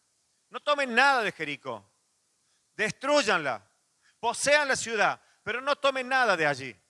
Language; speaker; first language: Spanish; native; Spanish